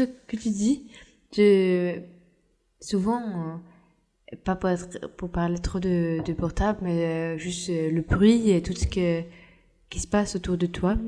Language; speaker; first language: French; non-native, fluent; Norwegian